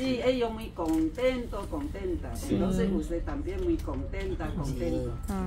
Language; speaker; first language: Spanish; non-native, learner; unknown